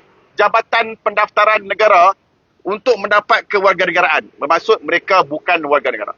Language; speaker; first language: Malay; native; Malay